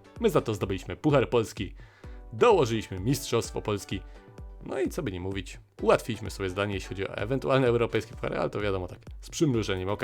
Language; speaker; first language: Polish; native; Polish